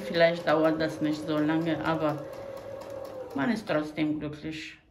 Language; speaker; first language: German; non-native, fluent; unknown